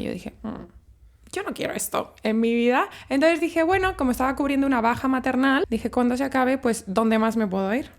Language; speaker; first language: Spanish; native; Spanish